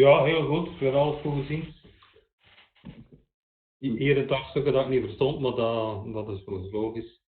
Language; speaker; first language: Dutch; native; Dutch